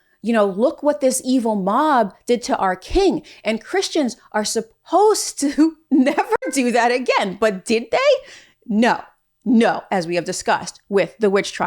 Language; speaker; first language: English; native; English